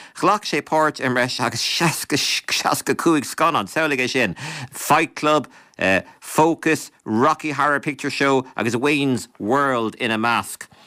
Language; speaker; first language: Irish; native; Irish